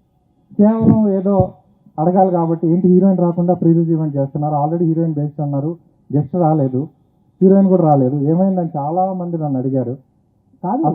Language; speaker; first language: Telugu; native; Telugu